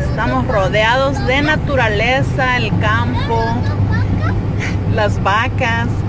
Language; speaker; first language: Spanish; native; Spanish